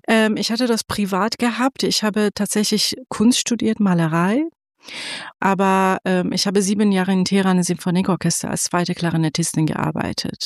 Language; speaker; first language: German; non-native, fluent; Persian